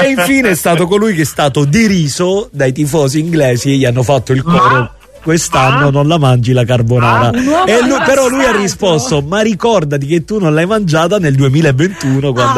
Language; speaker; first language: Italian; native; Italian